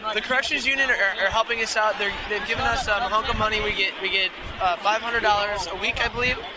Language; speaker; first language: English; native; English